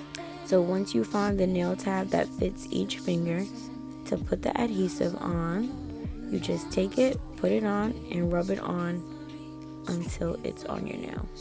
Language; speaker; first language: English; native; English